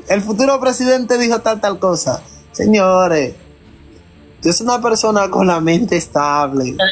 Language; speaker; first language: Spanish; non-native, fluent; Haitian Creole